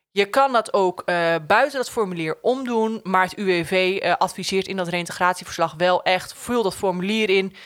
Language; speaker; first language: Dutch; native; Dutch